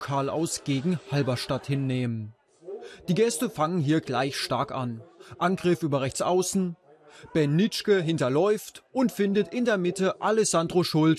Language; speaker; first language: German; native; German